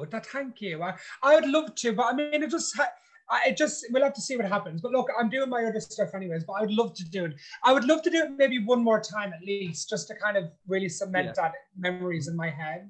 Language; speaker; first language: English; native; English